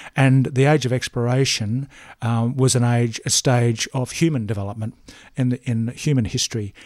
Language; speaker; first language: English; native; English